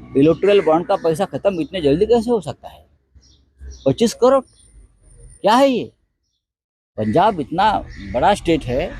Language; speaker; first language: Hindi; non-native, local second language; Marathi